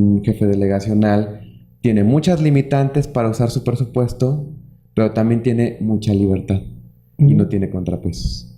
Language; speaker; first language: Spanish; native; Spanish